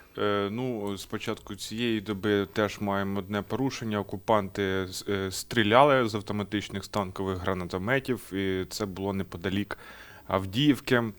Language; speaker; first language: Ukrainian; native; Ukrainian